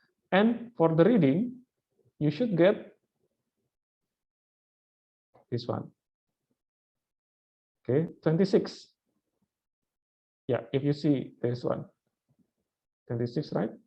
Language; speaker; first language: English; non-native, fluent; Indonesian